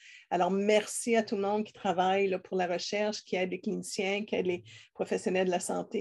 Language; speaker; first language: French; native; French